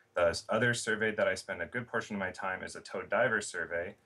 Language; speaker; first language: English; native; English